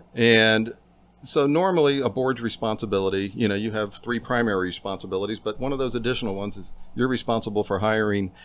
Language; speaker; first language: English; native; English